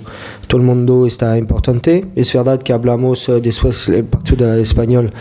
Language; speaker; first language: Spanish; non-native, fluent; French